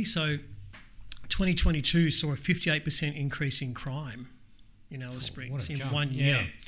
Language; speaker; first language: English; native; English